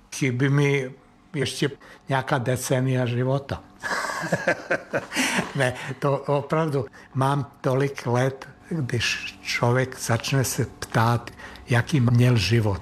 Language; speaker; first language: Czech; non-native, fluent; Serbian